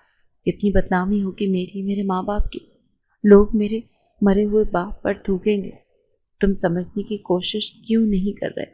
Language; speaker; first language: Urdu; native; Urdu